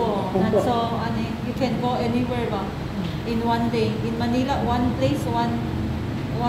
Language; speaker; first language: English; non-native, local second language; Min Nan Chinese